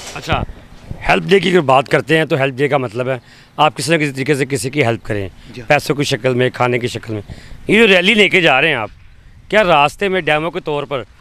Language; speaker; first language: Urdu; non-native, local second language; Punjabi